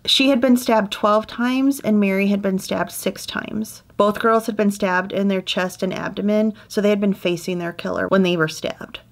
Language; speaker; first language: English; native; English